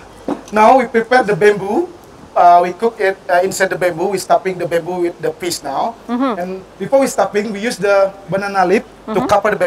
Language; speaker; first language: English; non-native, learner; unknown